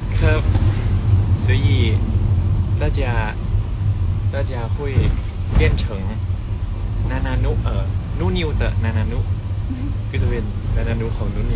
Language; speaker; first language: Chinese; non-native, learner; Thai